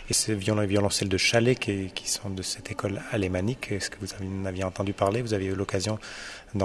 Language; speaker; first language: French; native; French